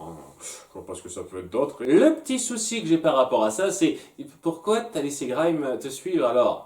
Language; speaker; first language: French; native; French